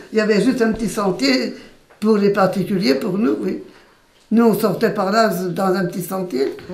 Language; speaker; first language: French; native; French